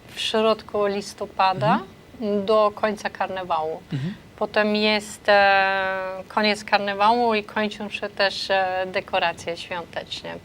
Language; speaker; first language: Polish; non-native, fluent; German